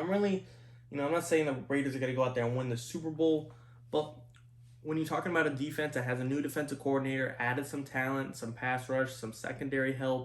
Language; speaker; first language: English; native; English